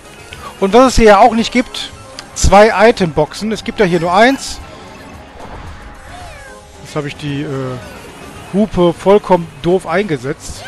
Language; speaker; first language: German; native; German